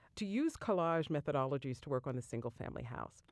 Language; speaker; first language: English; native; English